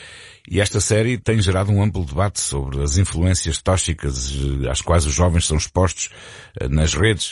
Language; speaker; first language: Portuguese; native; Portuguese